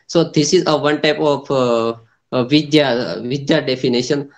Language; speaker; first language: English; non-native, local second language; Gujarati